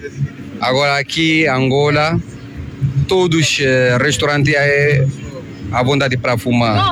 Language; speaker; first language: Portuguese; non-native, learner; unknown